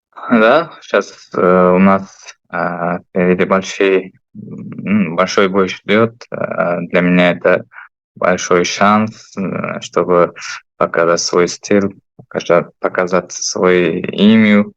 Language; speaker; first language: Russian; non-native, fluent; Uzbek